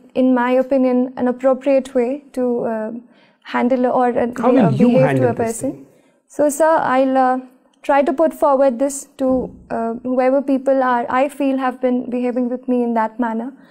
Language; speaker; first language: English; non-native, local second language; Marathi